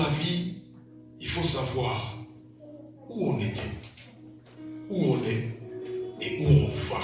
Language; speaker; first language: French; non-native, local second language; Lingala